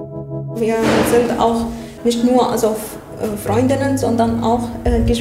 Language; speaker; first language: German; non-native, learner; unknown